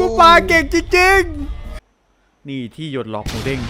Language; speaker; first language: Thai; native; Thai